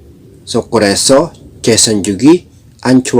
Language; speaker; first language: Korean; non-native, learner; Filipino